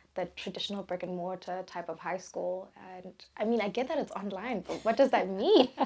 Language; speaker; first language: English; non-native, local second language; Tswana